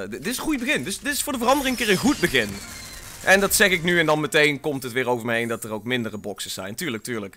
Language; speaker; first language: Dutch; native; Dutch